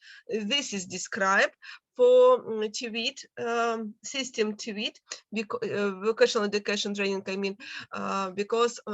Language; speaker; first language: English; non-native, learner; Russian